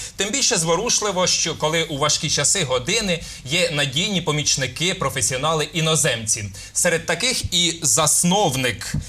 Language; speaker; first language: Ukrainian; native; Ukrainian